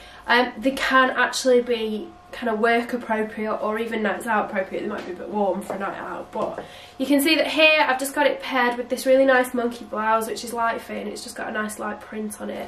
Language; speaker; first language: English; native; English